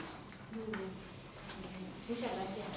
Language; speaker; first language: Spanish; non-native, fluent; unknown